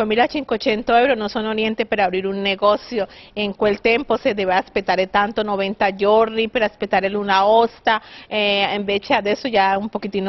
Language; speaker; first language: Italian; non-native, fluent; Spanish